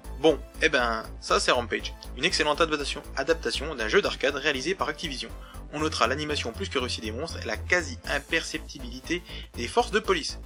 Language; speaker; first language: French; native; French